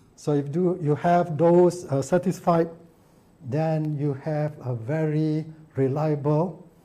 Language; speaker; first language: English; non-native, local second language; Malay